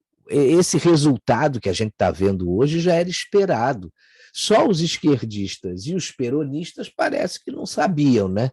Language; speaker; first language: Portuguese; native; Portuguese